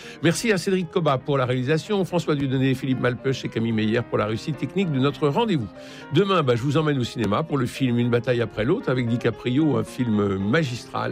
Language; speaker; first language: French; native; French